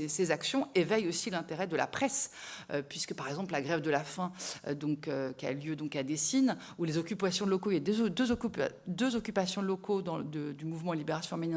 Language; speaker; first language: French; native; French